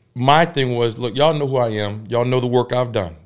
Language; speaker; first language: English; native; English